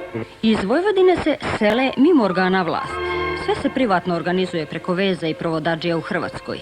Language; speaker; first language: Bosnian; native; Bosnian